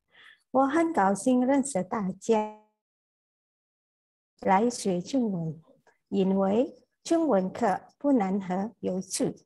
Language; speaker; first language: Chinese; non-native, learner; Indonesian